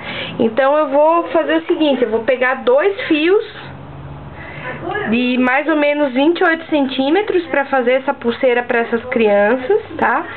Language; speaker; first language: Portuguese; native; Portuguese